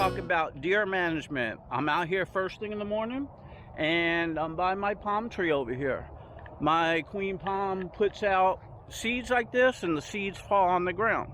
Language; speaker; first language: English; native; English